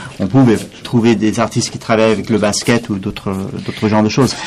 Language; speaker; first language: French; non-native, fluent; English